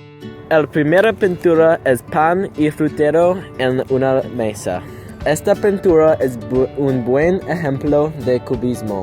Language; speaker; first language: Spanish; non-native, learner; English